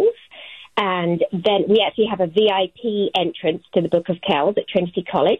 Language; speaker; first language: English; native; English